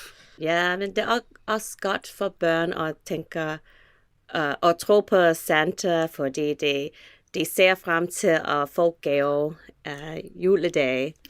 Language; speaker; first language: Danish; non-native, learner; English